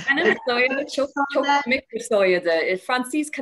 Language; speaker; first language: Turkish; non-native, learner; English